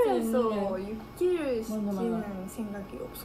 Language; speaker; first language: Korean; non-native, fluent; Japanese